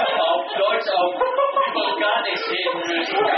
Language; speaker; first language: German; non-native, fluent; Danish